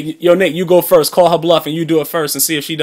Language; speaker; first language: English; native; English